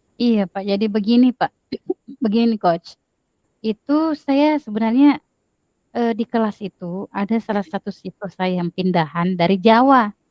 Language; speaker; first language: Indonesian; native; Indonesian